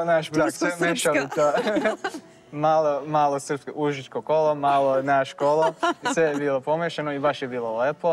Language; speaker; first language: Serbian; non-native, fluent; Turkish